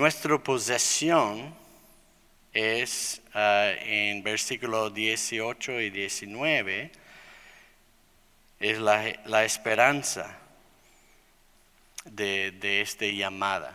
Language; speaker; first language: Spanish; non-native, fluent; English